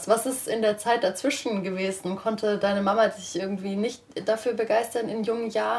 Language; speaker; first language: German; native; German